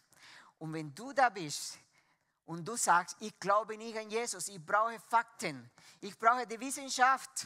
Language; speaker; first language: German; non-native, fluent; Spanish